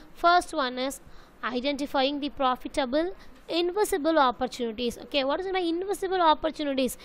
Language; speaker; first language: English; non-native, local second language; Tamil